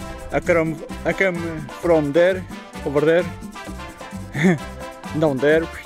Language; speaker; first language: English; non-native, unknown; Portuguese